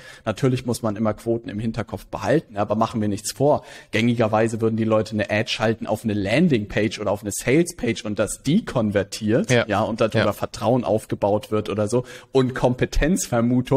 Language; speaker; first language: German; native; German